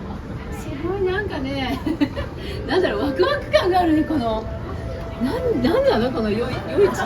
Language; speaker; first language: Japanese; native; Japanese